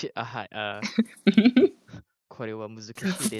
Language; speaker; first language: Japanese; non-native, learner; Malay